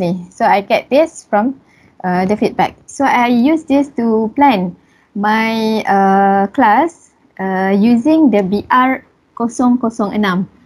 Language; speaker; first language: English; non-native, local second language; Malay